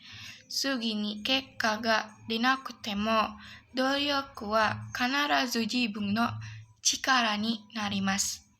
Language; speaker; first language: Japanese; non-native, learner; Indonesian